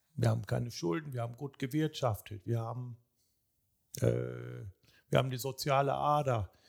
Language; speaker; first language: German; early bilingual, other home language; Turkish